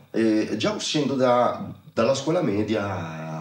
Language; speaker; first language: Italian; non-native, fluent; Arabic